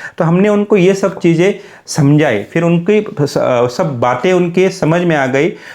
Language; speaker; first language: Hindi; non-native, local second language; Marathi